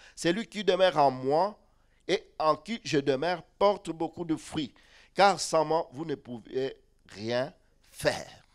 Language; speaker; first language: French; non-native, local second language; Lingala